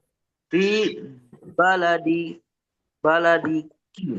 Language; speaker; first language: Arabic; non-native, learner; Indonesian